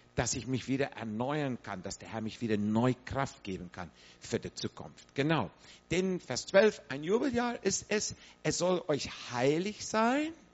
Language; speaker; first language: German; non-native, fluent; English